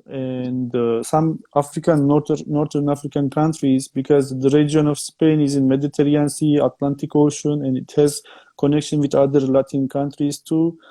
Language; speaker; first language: English; non-native, fluent; Turkish